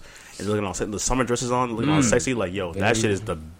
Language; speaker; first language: English; native; English